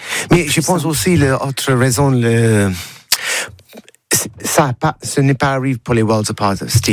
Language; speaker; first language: French; non-native, learner; English